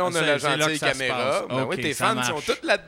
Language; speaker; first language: French; native; French